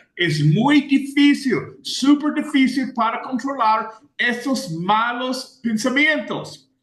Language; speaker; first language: Spanish; non-native, fluent; English